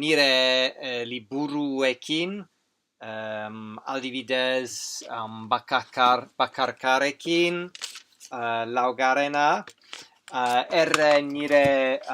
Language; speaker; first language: Basque; non-native, learner; English